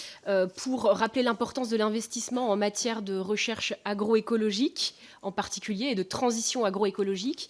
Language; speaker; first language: French; native; French